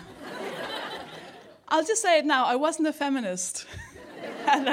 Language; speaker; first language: English; non-native, fluent; Danish